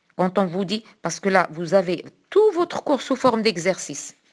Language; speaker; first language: French; non-native, local second language; Arabic